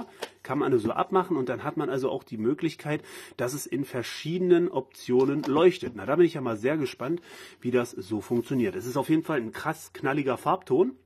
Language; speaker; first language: German; native; German